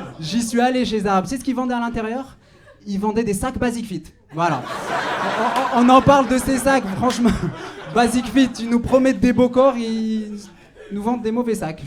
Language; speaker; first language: French; non-native, local second language; Arabic